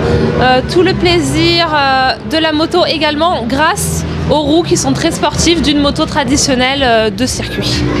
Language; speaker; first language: French; native; French